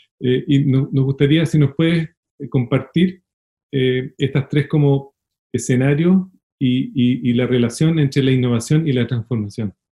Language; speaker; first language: Spanish; native; Spanish